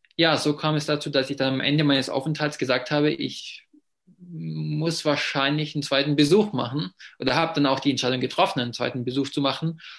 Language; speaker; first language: German; native; German